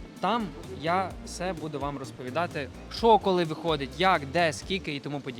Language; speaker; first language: Ukrainian; native; Ukrainian